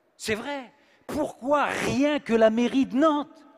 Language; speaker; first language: French; native; French